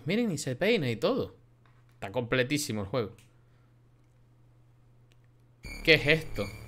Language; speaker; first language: Spanish; native; Spanish